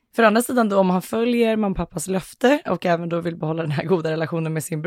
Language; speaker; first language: Swedish; native; Swedish